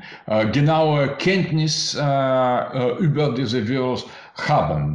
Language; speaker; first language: German; non-native, learner; Russian